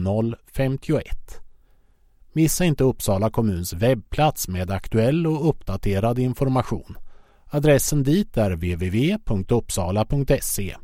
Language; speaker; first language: Swedish; native; Swedish